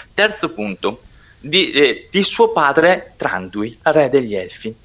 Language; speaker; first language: Italian; non-native, local second language; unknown